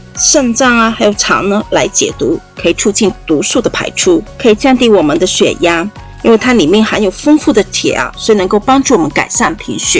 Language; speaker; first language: Chinese; native; Chinese